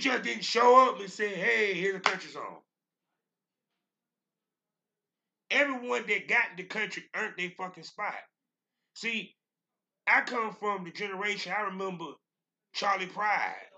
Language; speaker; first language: English; native; English